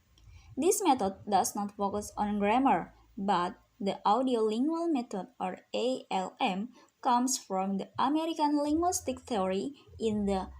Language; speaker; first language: English; non-native, learner; Indonesian